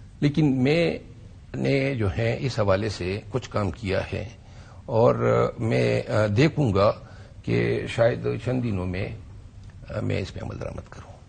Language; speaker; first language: Urdu; non-native, local second language; Pashto